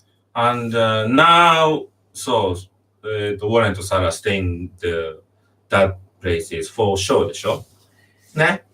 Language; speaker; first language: English; non-native, learner; Japanese